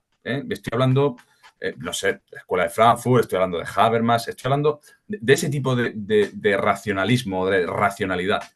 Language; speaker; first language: Spanish; native; Spanish